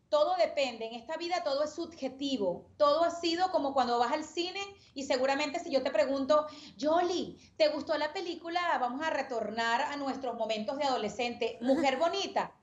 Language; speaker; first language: Spanish; native; Spanish